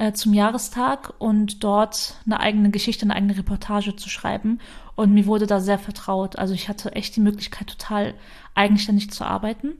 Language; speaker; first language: German; early bilingual, other home language; Turkish